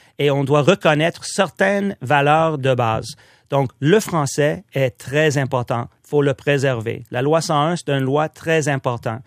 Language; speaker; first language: French; non-native, local second language; English